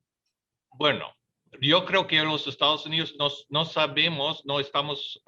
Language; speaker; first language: Spanish; non-native, fluent; English